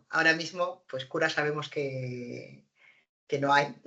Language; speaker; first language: Spanish; native; Spanish